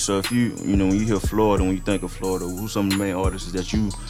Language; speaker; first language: English; native; English